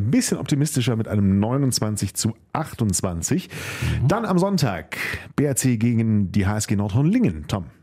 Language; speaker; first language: German; native; German